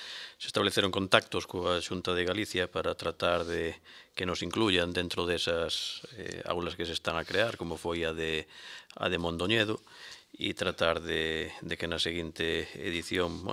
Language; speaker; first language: Galician; native; Galician